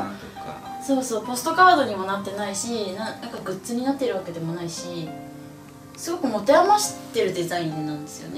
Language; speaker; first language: Japanese; native; Japanese